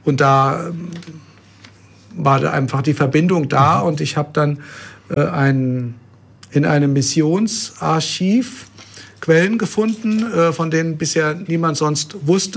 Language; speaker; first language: German; native; German